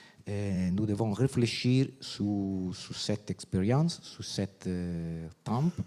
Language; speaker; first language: French; non-native, fluent; Italian